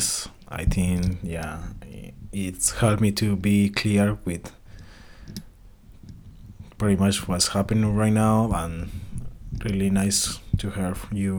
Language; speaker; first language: English; non-native, learner; Spanish